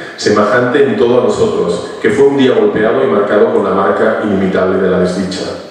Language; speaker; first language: Spanish; non-native, local second language; Catalan